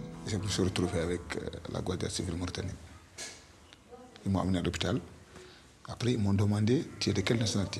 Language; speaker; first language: French; non-native, local second language; Fula